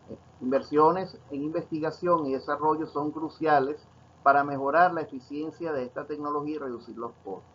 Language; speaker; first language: Spanish; native; Spanish